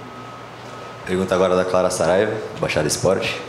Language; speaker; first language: Portuguese; native; Portuguese